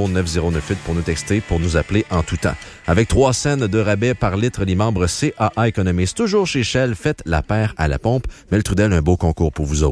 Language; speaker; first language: French; native; French